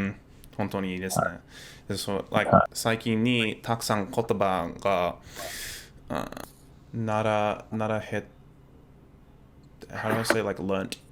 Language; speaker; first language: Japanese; non-native, learner; English